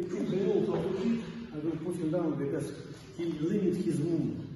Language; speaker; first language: English; non-native, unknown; Russian